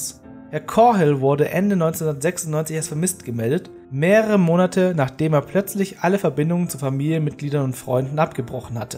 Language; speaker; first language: German; native; German